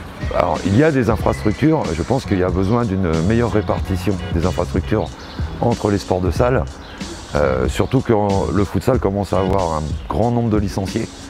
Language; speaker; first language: French; native; French